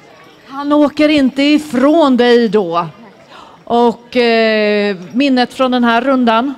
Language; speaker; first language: Swedish; native; Swedish